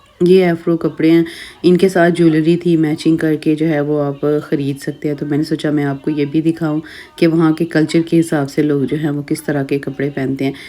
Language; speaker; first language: Urdu; native; Urdu